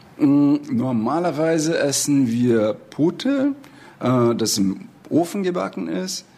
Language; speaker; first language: German; non-native, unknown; Portuguese